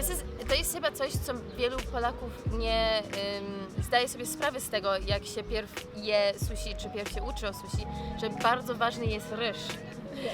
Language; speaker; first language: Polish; early bilingual, heritage; English